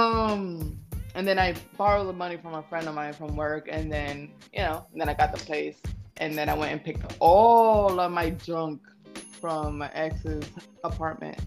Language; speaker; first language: English; early bilingual, other home language; Spanish